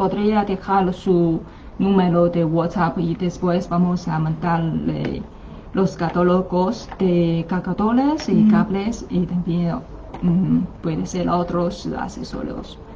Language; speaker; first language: Spanish; non-native, learner; Chinese